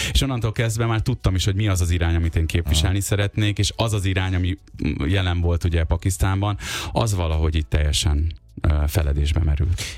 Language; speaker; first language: Hungarian; early bilingual, other home language; Urdu